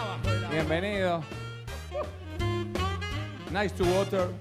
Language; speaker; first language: Spanish; native; Spanish